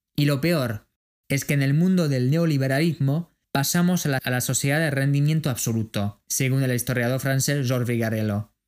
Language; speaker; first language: Spanish; non-native, fluent; French